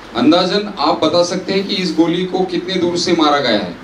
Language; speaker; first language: Hindi; non-native, local second language; Marathi